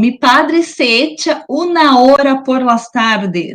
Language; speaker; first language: Spanish; non-native, fluent; Portuguese